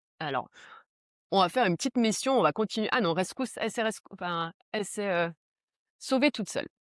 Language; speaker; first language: French; early bilingual, other home language; Portuguese